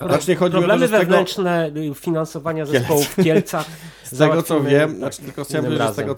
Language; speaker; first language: Polish; native; Polish